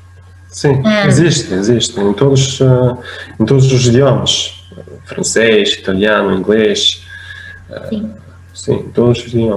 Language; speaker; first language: Portuguese; non-native, fluent; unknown